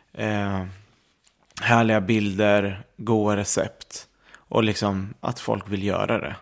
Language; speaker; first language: Swedish; early bilingual, other home language; Arabic